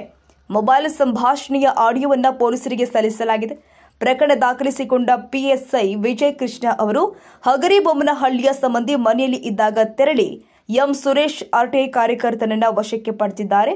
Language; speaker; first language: Kannada; native; Kannada